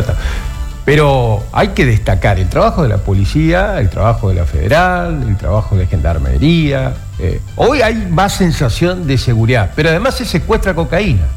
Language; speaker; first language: Spanish; native; Spanish